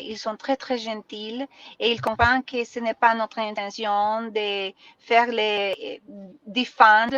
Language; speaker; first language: French; non-native, learner; Spanish